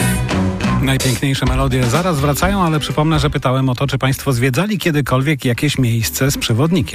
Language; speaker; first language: Polish; native; Polish